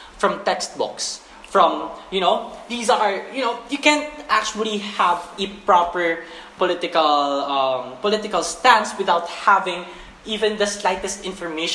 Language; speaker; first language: English; non-native, local second language; Filipino